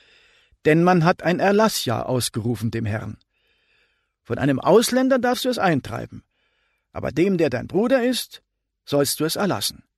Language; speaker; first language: German; native; German